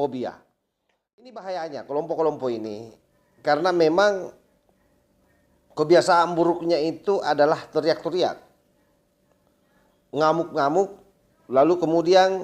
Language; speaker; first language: Indonesian; native; Indonesian